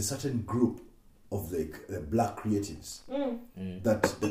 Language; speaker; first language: English; non-native, local second language; Ganda